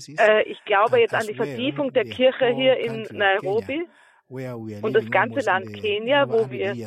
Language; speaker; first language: German; non-native, fluent; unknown